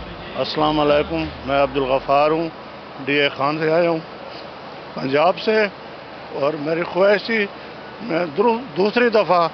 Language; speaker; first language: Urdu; non-native, local second language; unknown